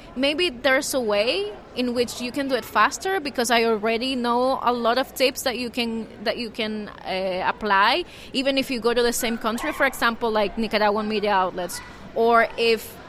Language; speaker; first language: English; non-native, fluent; Spanish